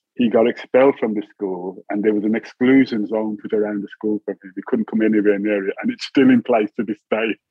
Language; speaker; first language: English; native; English